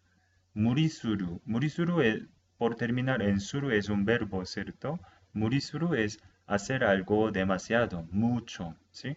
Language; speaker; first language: Spanish; non-native, fluent; Japanese